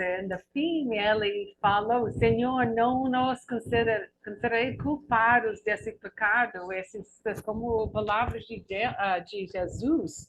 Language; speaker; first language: Portuguese; non-native, learner; English